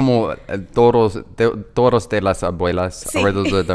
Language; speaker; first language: Spanish; non-native, learner; English